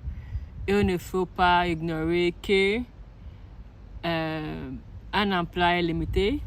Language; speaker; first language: French; non-native, learner; Akan